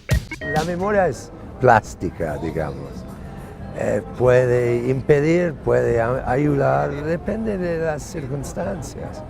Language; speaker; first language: Spanish; non-native, fluent; English